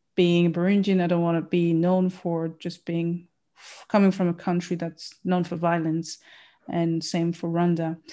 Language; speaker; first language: English; non-native, fluent; Rundi